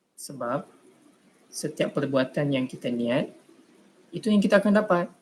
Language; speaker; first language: Malay; native; Malay